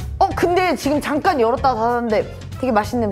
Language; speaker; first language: Korean; native; Korean